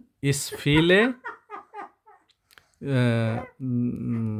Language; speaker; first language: German; non-native, learner; Hindi